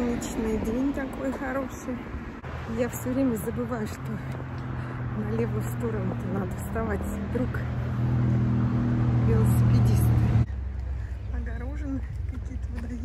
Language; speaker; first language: Russian; native; Russian